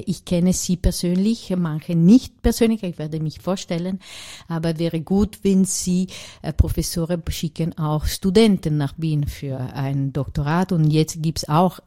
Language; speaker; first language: German; non-native, learner; Italian